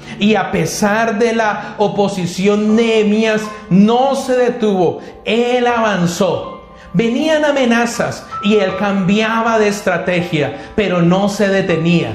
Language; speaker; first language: Spanish; native; Spanish